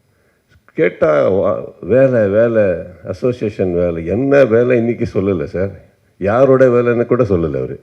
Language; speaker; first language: Tamil; non-native, learner; Kannada